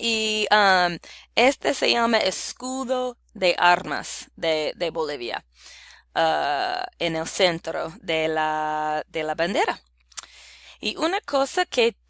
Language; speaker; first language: Spanish; non-native, learner; English